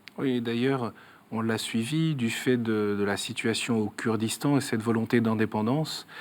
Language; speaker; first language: French; native; French